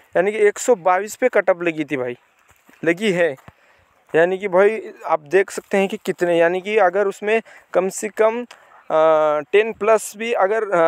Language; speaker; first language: Hindi; non-native, local second language; Marathi